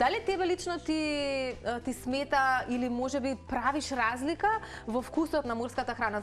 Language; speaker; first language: Macedonian; native; Macedonian